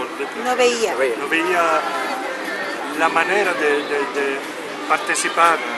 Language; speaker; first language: Spanish; non-native, learner; Italian